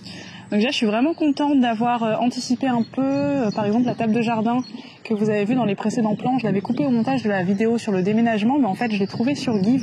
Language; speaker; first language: French; native; French